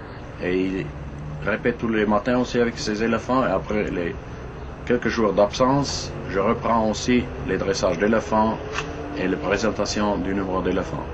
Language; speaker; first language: French; non-native, fluent; German